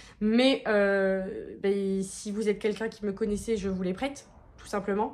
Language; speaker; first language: French; native; French